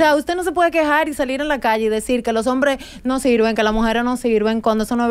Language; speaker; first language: Spanish; native; Spanish